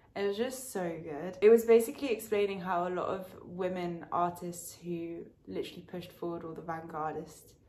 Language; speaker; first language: English; early bilingual, other home language; French